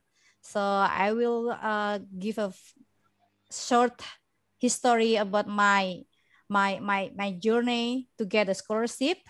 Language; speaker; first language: English; non-native, learner; Indonesian